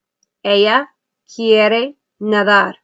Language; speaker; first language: Spanish; non-native, fluent; English